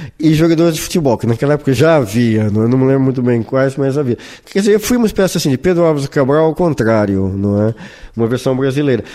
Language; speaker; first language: Portuguese; native; Portuguese